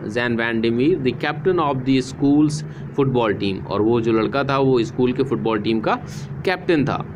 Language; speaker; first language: Hindi; native; Hindi